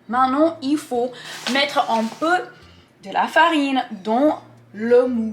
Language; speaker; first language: French; non-native, fluent; English